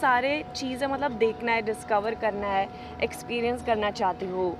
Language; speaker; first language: Hindi; non-native, fluent; Swedish